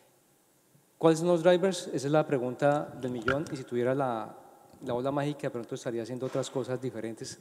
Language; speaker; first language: Spanish; native; Spanish